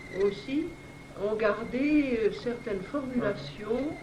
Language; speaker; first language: French; native; French